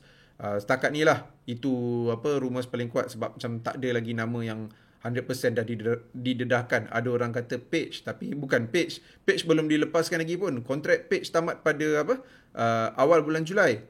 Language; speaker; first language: Malay; native; Malay